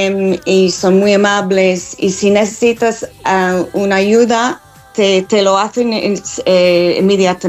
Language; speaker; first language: Spanish; non-native, fluent; English